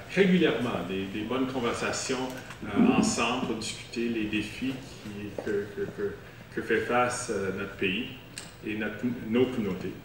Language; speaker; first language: French; non-native, local second language; English